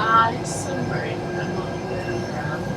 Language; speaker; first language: English; native; English